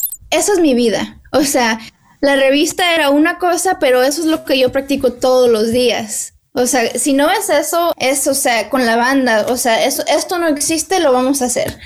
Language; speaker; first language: Spanish; early bilingual, heritage; Spanish